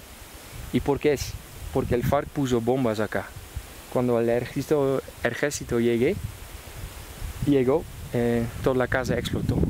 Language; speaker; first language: Spanish; non-native, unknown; Dutch